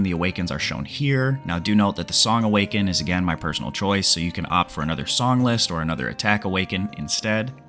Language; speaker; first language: English; native; English